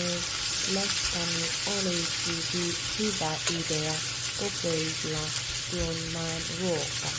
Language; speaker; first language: Finnish; non-native, learner; Korean